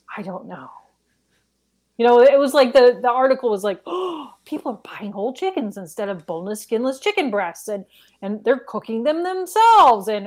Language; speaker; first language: English; native; English